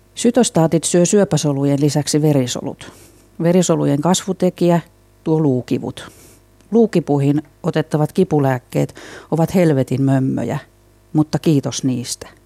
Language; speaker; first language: Finnish; native; Finnish